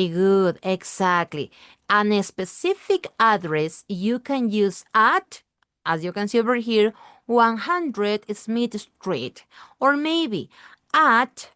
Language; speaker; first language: English; non-native, learner; Spanish